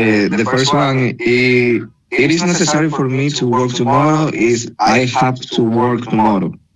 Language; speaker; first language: English; non-native, learner; Spanish